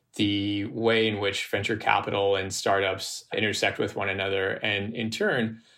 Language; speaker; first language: English; native; English